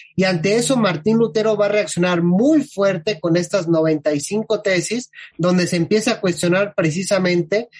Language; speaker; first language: Spanish; native; Spanish